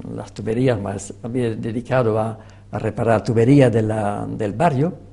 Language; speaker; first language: Spanish; non-native, fluent; French